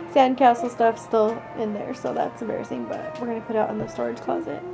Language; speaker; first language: English; native; English